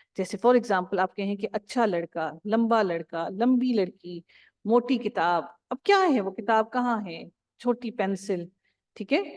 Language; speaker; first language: Urdu; native; Urdu